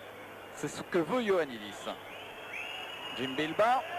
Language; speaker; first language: French; native; French